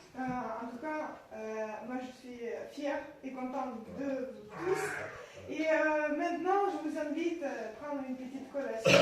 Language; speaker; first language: French; non-native, fluent; Ukrainian